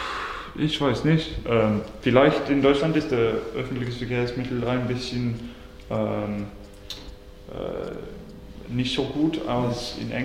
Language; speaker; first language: German; non-native, learner; English